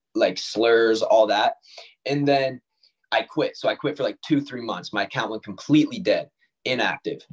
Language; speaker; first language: English; native; English